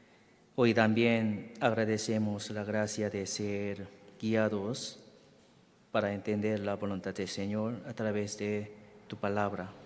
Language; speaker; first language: Spanish; non-native, learner; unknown